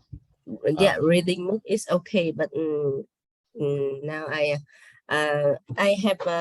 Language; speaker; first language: English; non-native, learner; Vietnamese